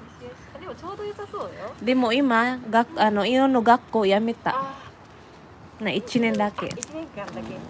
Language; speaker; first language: Japanese; non-native, learner; Waray